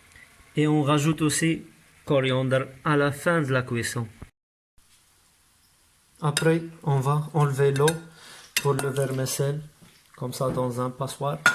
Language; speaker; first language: French; non-native, learner; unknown